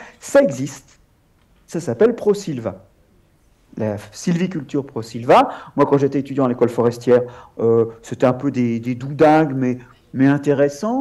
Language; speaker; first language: French; native; French